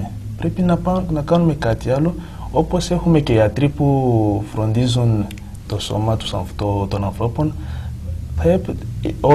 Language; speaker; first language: Greek; non-native, fluent; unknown